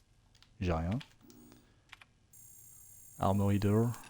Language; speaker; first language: French; native; French